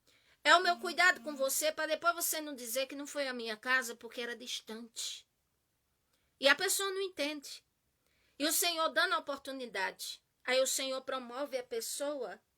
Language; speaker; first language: Portuguese; native; Portuguese